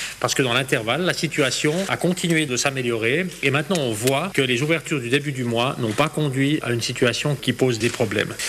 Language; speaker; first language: French; native; French